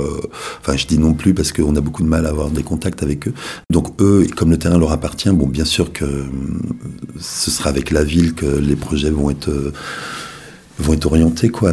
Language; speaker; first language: French; native; French